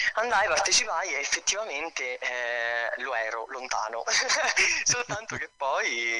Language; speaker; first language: Italian; native; Italian